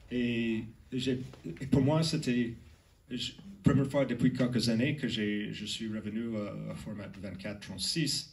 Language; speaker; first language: French; non-native, learner; English